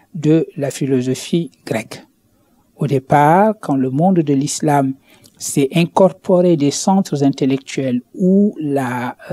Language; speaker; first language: French; non-native, local second language; Wolof